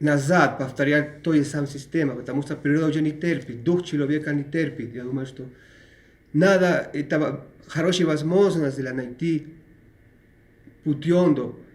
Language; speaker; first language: Russian; non-native, learner; Spanish